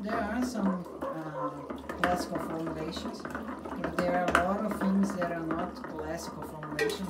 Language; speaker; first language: English; non-native, fluent; Portuguese